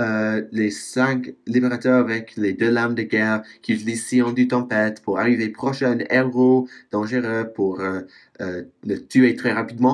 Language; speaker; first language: French; non-native, fluent; English